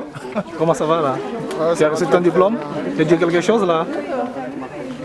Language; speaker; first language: French; non-native, learner; Portuguese